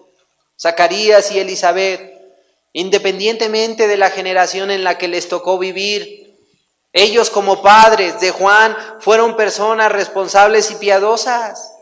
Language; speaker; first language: Spanish; native; Spanish